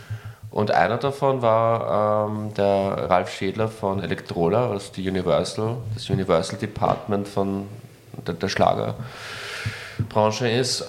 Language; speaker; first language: German; native; German